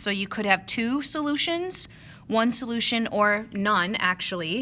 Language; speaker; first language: English; native; English